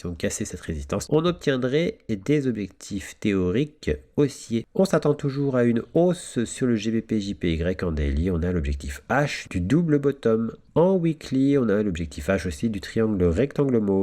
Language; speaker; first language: French; native; French